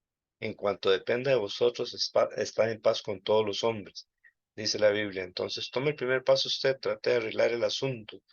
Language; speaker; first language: Spanish; native; Spanish